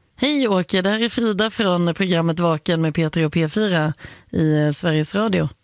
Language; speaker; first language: Swedish; native; Swedish